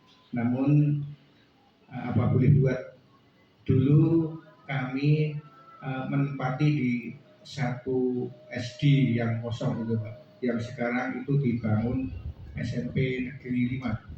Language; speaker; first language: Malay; non-native, local second language; Javanese